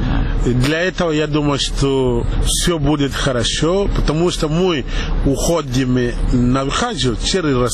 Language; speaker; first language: Russian; non-native, learner; Portuguese